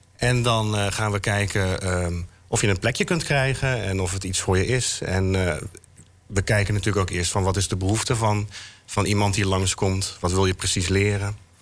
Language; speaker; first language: Dutch; native; Dutch